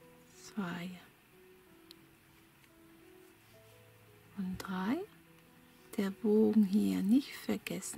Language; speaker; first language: German; non-native, fluent; French